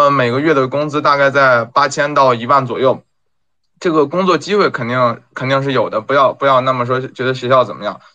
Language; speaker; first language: Chinese; native; Chinese